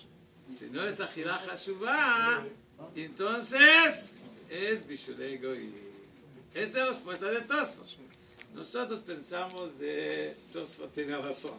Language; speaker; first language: Spanish; non-native, learner; Hebrew